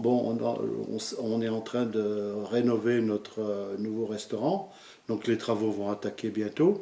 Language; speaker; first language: French; native; French